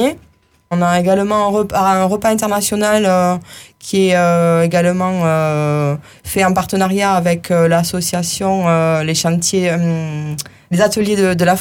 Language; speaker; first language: French; native; French